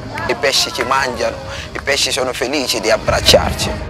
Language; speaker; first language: Italian; non-native, fluent; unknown